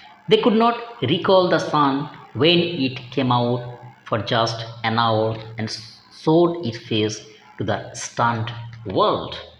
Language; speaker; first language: English; non-native, local second language; Bangla